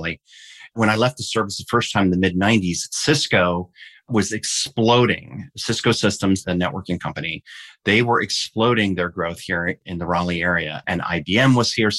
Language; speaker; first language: English; early bilingual, heritage; English